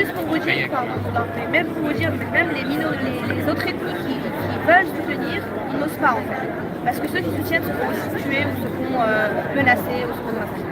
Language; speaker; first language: French; native; French